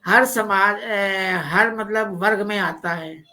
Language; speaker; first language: Hindi; non-native, local second language; Punjabi